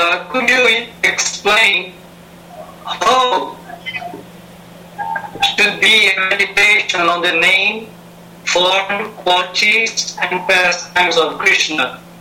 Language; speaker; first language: English; non-native, fluent; Portuguese